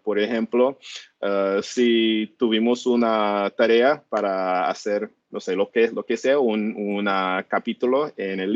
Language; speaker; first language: Spanish; non-native, learner; English